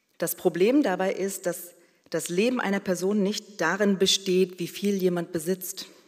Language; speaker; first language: German; early bilingual, other home language; Korean